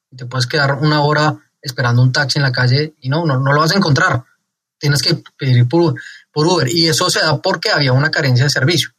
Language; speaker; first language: Spanish; native; Spanish